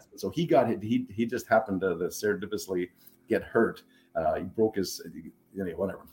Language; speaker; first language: English; non-native, fluent; German